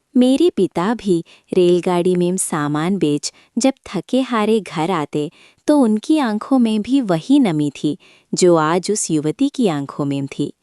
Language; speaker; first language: Hindi; non-native, local second language; Malayalam